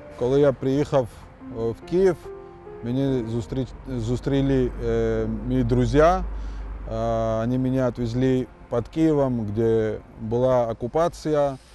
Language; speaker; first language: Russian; non-native, local second language; Georgian